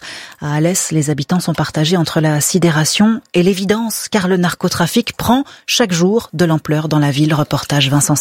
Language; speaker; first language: French; native; French